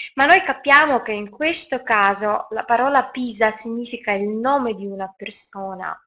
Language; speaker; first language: Italian; non-native, fluent; Russian